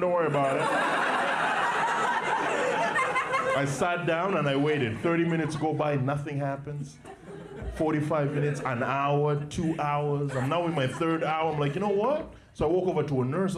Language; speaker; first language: English; non-native, local second language; Ganda